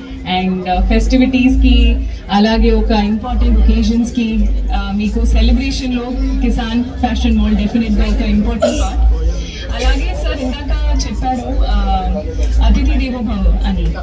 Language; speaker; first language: Telugu; non-native, local second language; Hindi